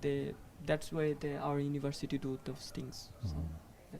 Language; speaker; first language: English; non-native, fluent; Bangla